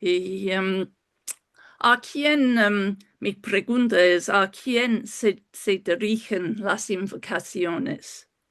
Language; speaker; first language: Spanish; non-native, fluent; English